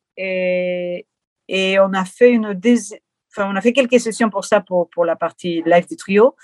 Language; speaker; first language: French; non-native, fluent; Spanish